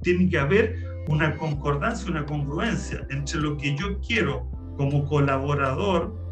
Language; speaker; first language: Spanish; native; Spanish